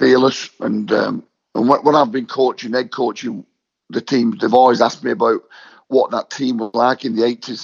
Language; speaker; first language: English; native; English